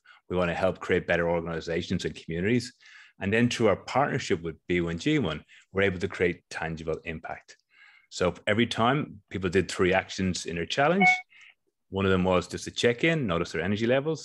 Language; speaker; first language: English; native; English